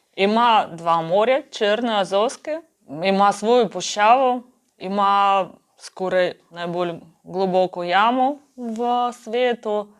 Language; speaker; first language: Slovenian; non-native, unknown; Ukrainian